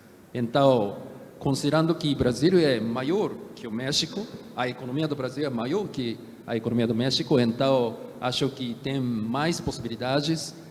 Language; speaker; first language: Portuguese; non-native, fluent; Japanese